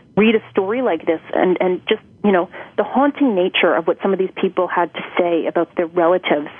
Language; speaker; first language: English; native; English